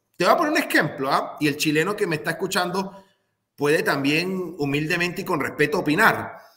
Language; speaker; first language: Spanish; native; Spanish